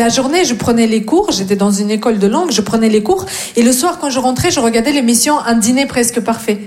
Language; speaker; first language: French; non-native, fluent; Russian